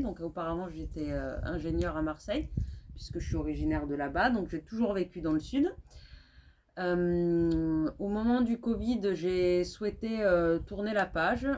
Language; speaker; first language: French; native; French